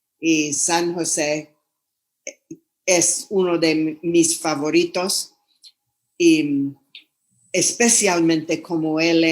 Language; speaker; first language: Spanish; non-native, fluent; English